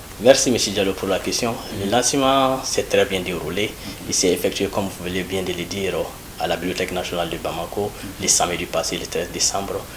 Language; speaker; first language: French; non-native, local second language; Bambara